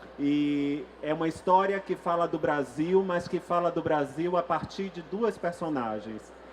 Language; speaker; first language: Portuguese; native; Portuguese